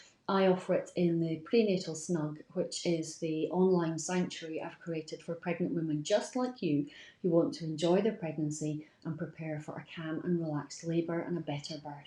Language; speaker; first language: English; native; English